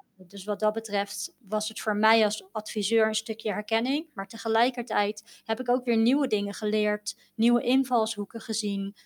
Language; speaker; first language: Dutch; native; Dutch